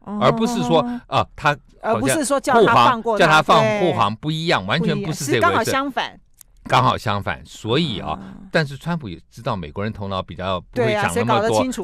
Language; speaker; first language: Chinese; native; Chinese